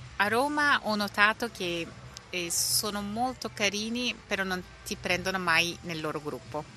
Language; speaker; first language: Italian; non-native, fluent; Turkish